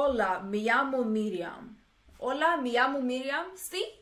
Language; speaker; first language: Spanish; non-native, learner; English